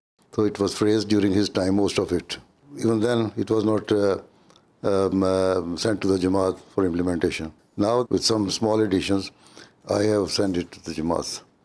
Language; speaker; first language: English; non-native, local second language; Urdu